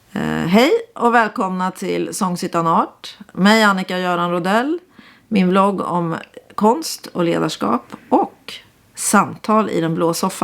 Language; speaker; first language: Swedish; native; Swedish